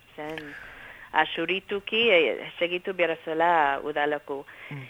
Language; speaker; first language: Basque; early bilingual, heritage; Basque